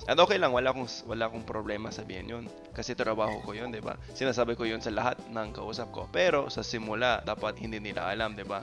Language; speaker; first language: Filipino; non-native, fluent; English